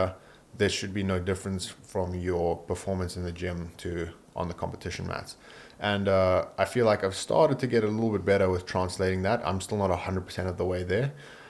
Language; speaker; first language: English; native; English